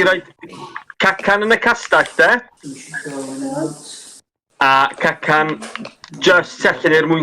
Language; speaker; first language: Welsh; native; Welsh